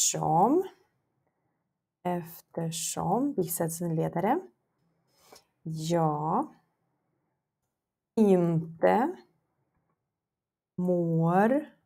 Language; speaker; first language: Swedish; non-native, fluent; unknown